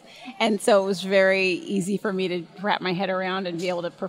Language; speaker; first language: English; native; English